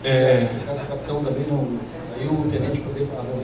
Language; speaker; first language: Portuguese; native; Portuguese